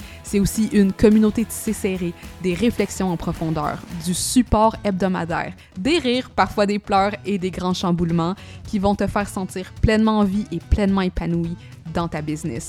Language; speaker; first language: French; native; French